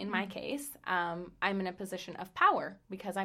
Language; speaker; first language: English; non-native, fluent; Spanish